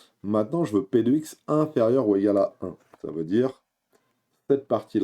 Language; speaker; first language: French; native; French